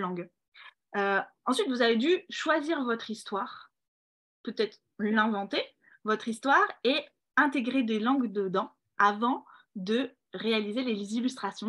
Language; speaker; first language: French; native; French